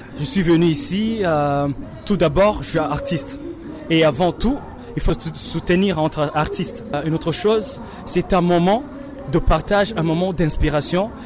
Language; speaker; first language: French; non-native, local second language; Rundi